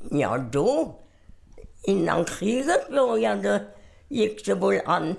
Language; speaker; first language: Swedish; non-native, fluent; German